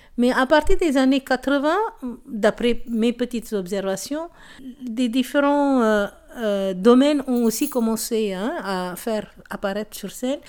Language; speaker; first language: French; non-native, local second language; Tamil